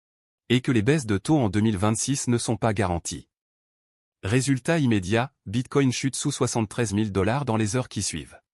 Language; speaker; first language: French; native; French